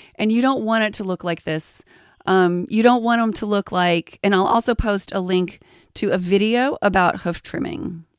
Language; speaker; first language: English; native; English